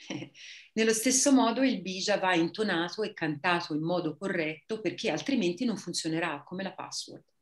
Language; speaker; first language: Italian; native; Italian